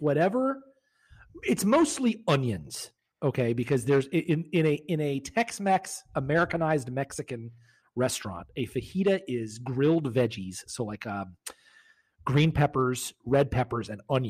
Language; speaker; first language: English; native; English